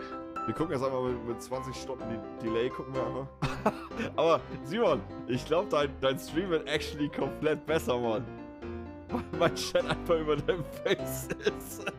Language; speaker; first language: German; native; German